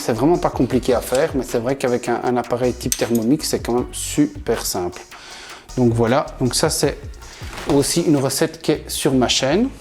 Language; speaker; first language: French; native; French